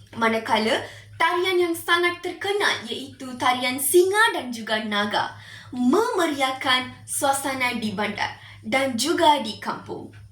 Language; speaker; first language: Malay; non-native, local second language; Tamil